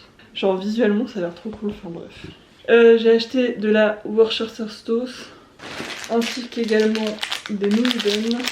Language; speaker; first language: French; native; French